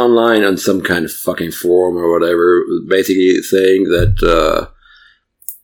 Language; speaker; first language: English; non-native, fluent; German